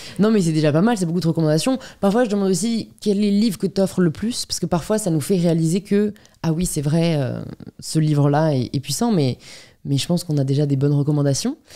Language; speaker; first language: French; native; French